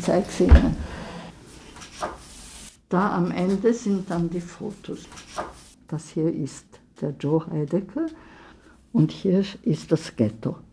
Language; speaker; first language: German; early bilingual, heritage; German